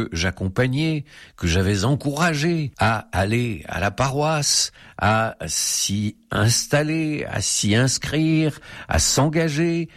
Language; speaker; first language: French; native; French